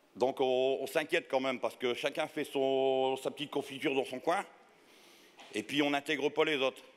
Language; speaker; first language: French; native; French